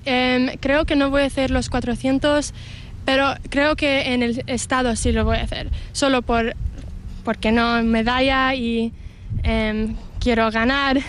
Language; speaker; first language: Spanish; early bilingual, heritage; English